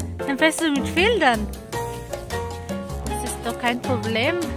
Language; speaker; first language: German; non-native, learner; Cebuano